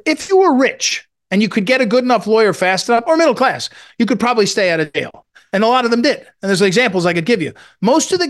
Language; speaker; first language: English; native; English